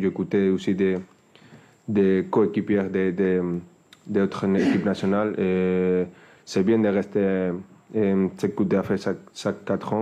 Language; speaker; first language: French; non-native, fluent; Spanish